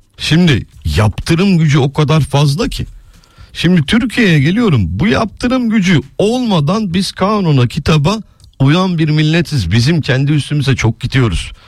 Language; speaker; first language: Turkish; early bilingual, heritage; Turkish